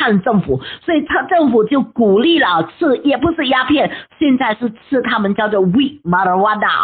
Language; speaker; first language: Chinese; native; Chinese